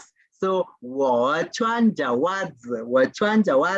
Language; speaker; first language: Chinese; non-native, fluent; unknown